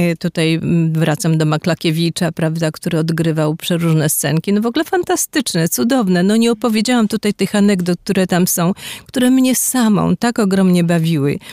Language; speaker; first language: Polish; native; Polish